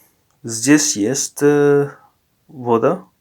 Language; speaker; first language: Russian; non-native, fluent; English